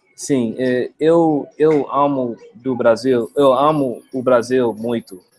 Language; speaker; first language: Portuguese; non-native, learner; English